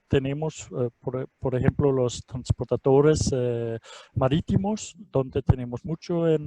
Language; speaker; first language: Spanish; non-native, fluent; Danish